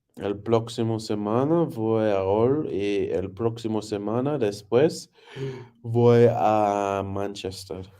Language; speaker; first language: Spanish; non-native, learner; English